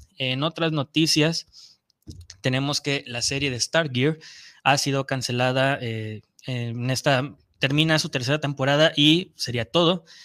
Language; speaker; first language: Spanish; native; Spanish